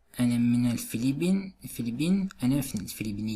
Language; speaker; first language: Arabic; non-native, learner; Turkish